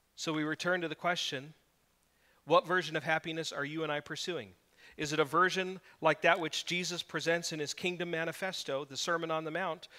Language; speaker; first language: English; native; English